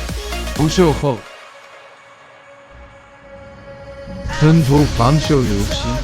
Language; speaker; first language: Chinese; native; Chinese